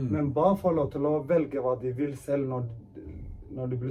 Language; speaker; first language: Norwegian; early bilingual, other home language; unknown